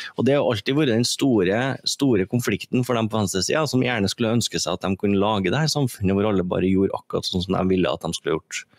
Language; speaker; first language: Norwegian; native; Norwegian